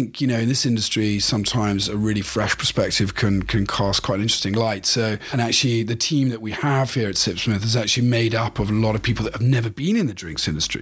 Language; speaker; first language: English; native; English